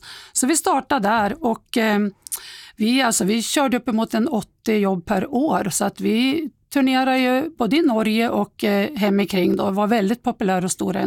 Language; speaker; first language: Swedish; native; Swedish